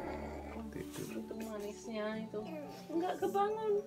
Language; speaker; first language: Indonesian; non-native, fluent; English